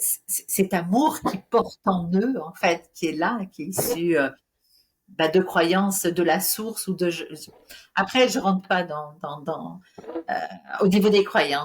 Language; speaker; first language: French; native; French